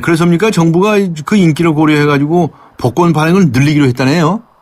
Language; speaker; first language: Korean; native; Korean